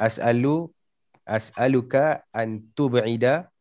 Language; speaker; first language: Arabic; non-native, fluent; Malay